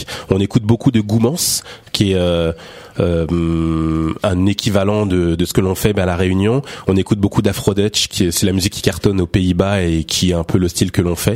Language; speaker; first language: French; native; French